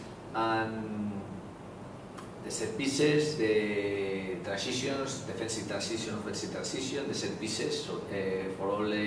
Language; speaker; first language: English; non-native, learner; Spanish